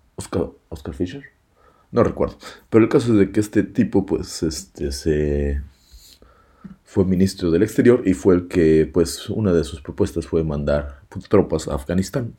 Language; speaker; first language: Spanish; native; Spanish